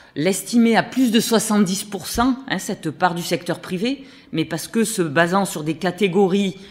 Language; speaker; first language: French; native; French